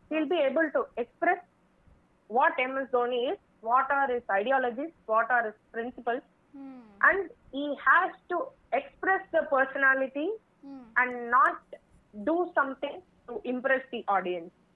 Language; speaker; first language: English; non-native, local second language; Tamil